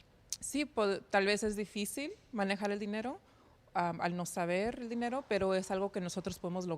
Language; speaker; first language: Spanish; early bilingual, heritage; Spanish